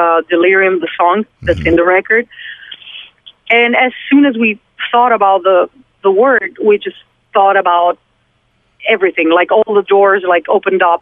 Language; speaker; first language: English; non-native, fluent; Italian